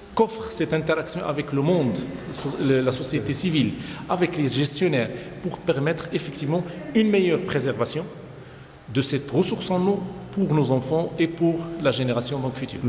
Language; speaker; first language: French; non-native, local second language; Arabic